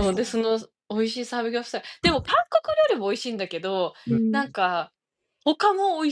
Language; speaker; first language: Japanese; native; Japanese